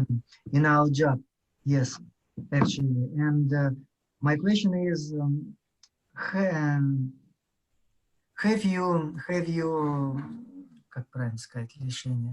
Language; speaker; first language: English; non-native, learner; Russian